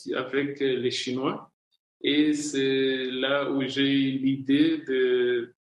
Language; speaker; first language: French; non-native, local second language; Kinyarwanda